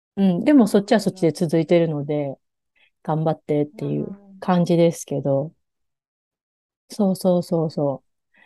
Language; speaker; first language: Japanese; native; Japanese